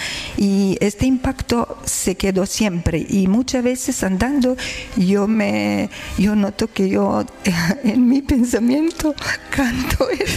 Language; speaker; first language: Spanish; non-native, learner; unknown